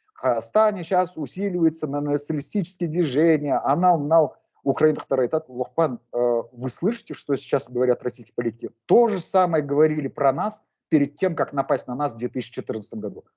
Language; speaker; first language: Russian; non-native, local second language; Kazakh